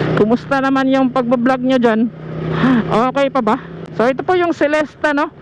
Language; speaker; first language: Filipino; non-native, local second language; Cebuano